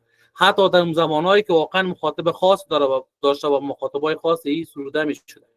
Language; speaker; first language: Persian; native; Persian